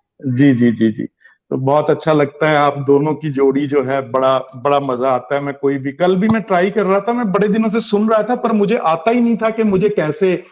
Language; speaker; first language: Urdu; non-native, local second language; Punjabi